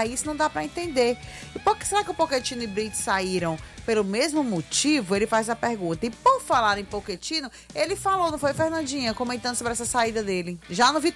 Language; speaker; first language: Portuguese; native; Portuguese